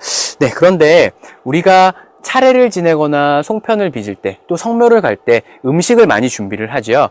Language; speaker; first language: Korean; native; Korean